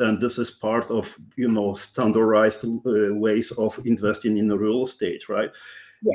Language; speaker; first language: English; non-native, fluent; Polish